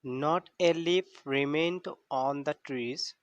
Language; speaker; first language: English; non-native, local second language; Assamese